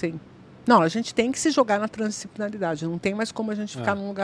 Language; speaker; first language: Portuguese; native; Portuguese